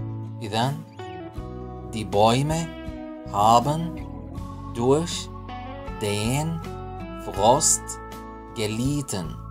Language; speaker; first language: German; non-native, fluent; Arabic